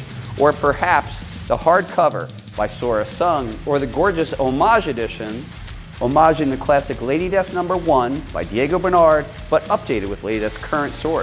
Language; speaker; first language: English; native; English